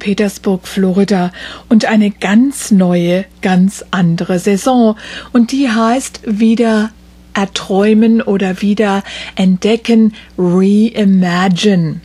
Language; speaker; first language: German; native; German